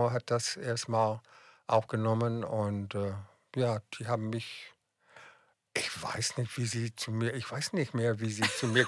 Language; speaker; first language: German; non-native, fluent; English